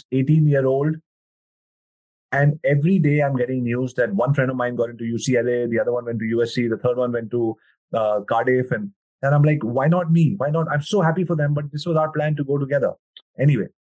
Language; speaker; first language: English; non-native, local second language; Hindi